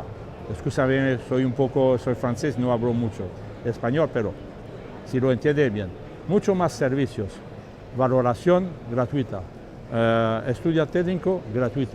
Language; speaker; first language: Spanish; non-native, learner; French